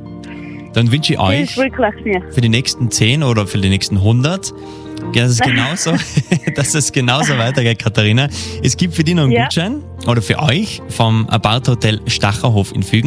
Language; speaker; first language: German; native; German